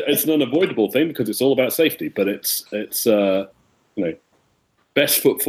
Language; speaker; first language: English; native; English